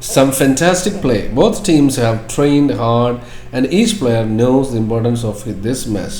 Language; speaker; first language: English; non-native, local second language; Malayalam